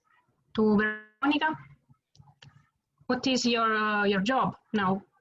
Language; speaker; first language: English; non-native, learner; Italian